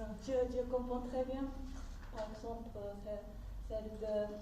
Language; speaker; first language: French; non-native, fluent; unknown